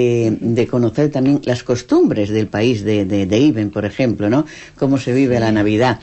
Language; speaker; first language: Spanish; native; Spanish